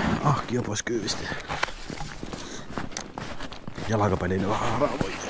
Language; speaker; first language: Finnish; native; Finnish